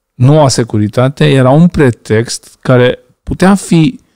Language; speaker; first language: Romanian; non-native, local second language; Hungarian